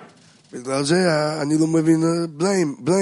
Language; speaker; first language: Hebrew; non-native, fluent; English